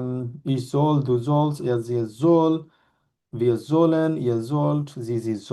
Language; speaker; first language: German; non-native, fluent; Bangla